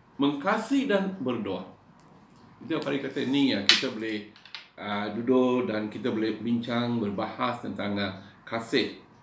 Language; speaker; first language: Malay; non-native, local second language; Iban